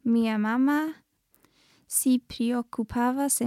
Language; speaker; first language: Italian; non-native, learner; English